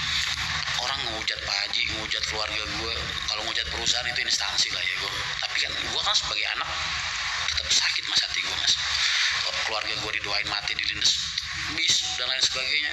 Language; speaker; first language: Indonesian; native; Indonesian